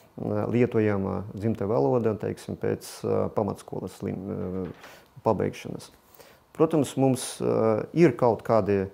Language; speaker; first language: Latvian; non-native, local second language; Russian